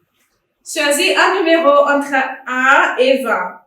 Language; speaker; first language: French; non-native, fluent; English